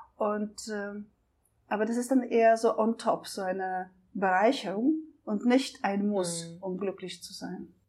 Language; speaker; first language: German; non-native, fluent; Russian